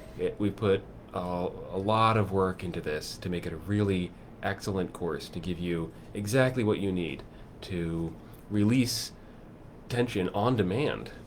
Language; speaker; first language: English; native; English